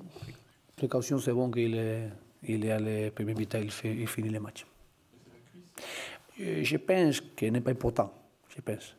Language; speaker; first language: French; non-native, learner; Spanish